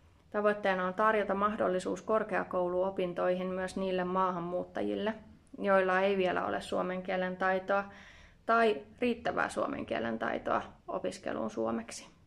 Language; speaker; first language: Finnish; native; Finnish